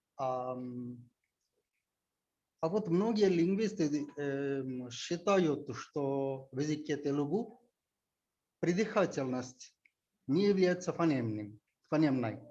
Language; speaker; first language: Russian; non-native, fluent; Telugu